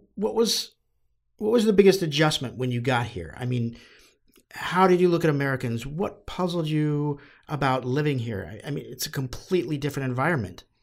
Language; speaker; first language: English; native; English